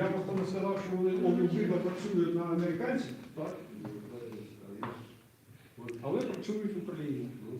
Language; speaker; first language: Ukrainian; non-native, local second language; Russian